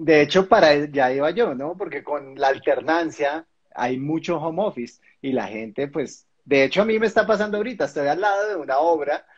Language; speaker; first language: Spanish; native; Spanish